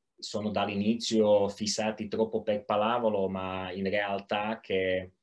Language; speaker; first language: Italian; non-native, learner; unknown